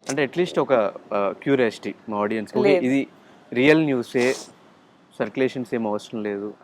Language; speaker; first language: Telugu; native; Telugu